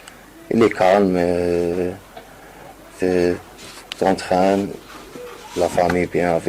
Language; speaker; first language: French; non-native, learner; Arabic